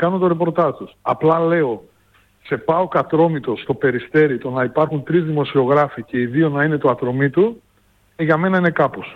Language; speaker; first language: Greek; native; Greek